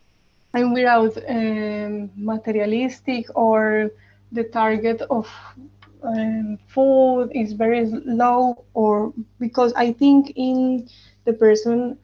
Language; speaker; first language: English; non-native, learner; Spanish